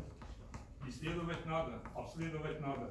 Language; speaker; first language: Russian; native; Russian